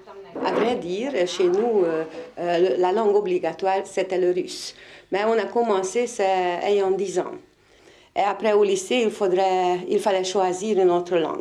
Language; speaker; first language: French; non-native, fluent; Hungarian